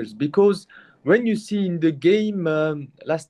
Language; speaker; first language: English; non-native, learner; Mongolian